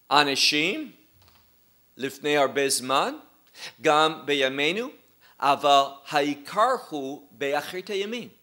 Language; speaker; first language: Hebrew; non-native, fluent; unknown